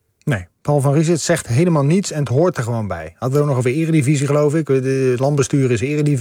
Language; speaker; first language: Dutch; native; Dutch